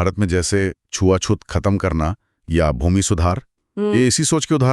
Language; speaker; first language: Hindi; native; Hindi